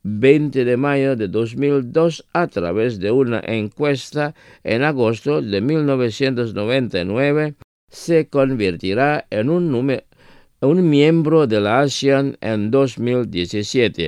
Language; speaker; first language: Spanish; non-native, fluent; Indonesian